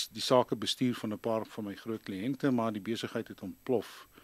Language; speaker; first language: Afrikaans; native; Afrikaans